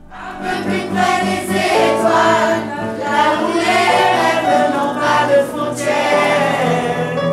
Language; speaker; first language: French; non-native, fluent; Serbian